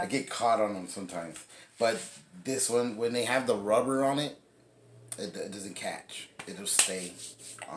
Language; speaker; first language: English; native; English